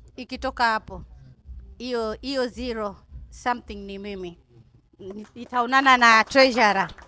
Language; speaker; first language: Swahili; native; Swahili